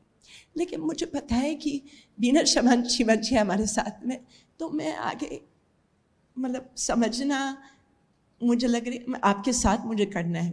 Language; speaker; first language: Hindi; non-native, learner; English